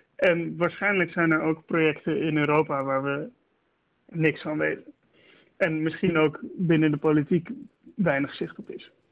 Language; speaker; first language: Dutch; native; Dutch